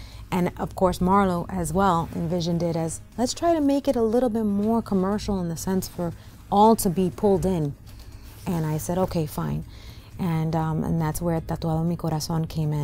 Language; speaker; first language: English; early bilingual, other home language; Spanish